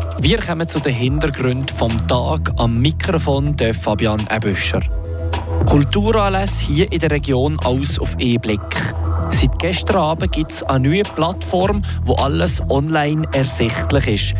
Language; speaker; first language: German; native; German